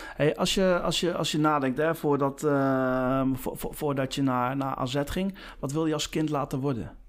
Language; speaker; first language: Dutch; native; Dutch